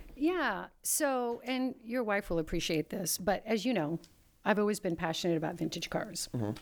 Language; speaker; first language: English; early bilingual, other home language; Italian